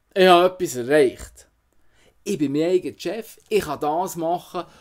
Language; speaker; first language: German; native; German